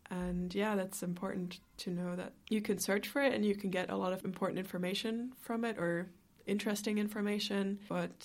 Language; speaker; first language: English; non-native, fluent; German